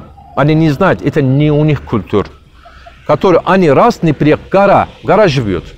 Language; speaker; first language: Russian; non-native, learner; Turkish